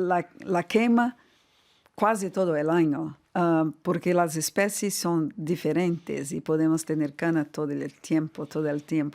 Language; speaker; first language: Spanish; non-native, fluent; Portuguese